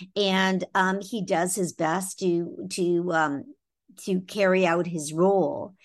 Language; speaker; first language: English; native; English